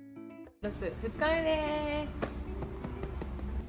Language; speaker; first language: Japanese; native; Japanese